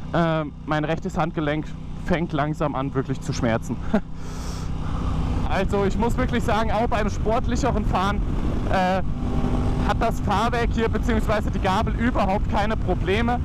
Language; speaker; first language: German; native; German